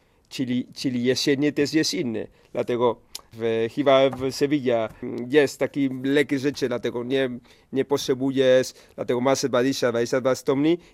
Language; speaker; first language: Polish; non-native, learner; Spanish